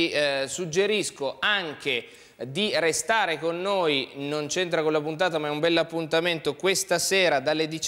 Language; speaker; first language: Italian; native; Italian